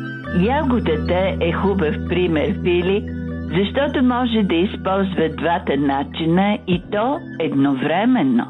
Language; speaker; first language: Bulgarian; native; Bulgarian